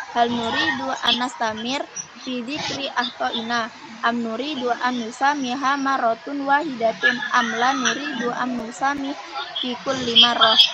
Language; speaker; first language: Arabic; non-native, learner; Indonesian